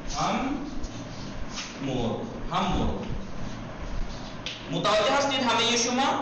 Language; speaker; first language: Persian; non-native, fluent; Urdu